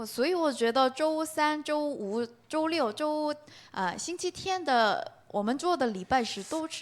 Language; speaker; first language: Chinese; non-native, learner; Korean